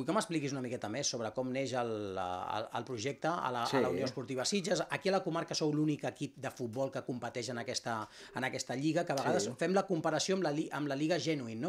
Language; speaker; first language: Catalan; native; Catalan